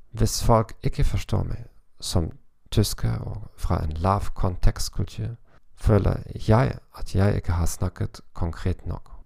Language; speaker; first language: Norwegian; non-native, learner; German